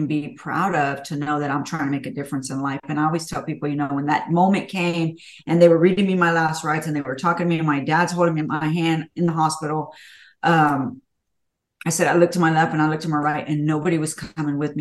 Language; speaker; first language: English; native; English